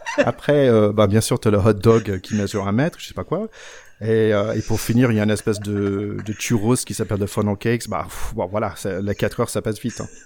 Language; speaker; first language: French; non-native, fluent; English